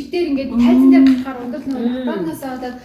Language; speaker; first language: Mongolian; native; Mongolian